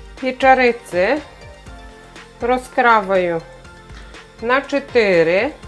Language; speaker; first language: Polish; non-native, learner; Ukrainian